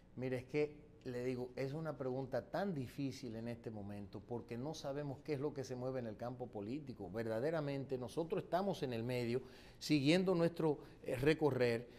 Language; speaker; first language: Spanish; early bilingual, heritage; Spanish